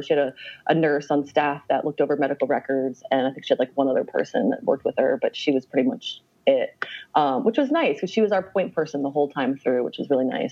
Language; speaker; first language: English; native; English